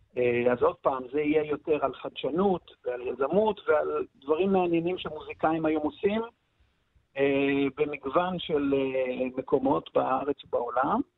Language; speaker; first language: Hebrew; native; Hebrew